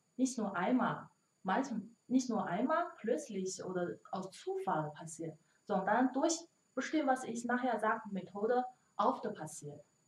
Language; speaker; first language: German; non-native, learner; Chinese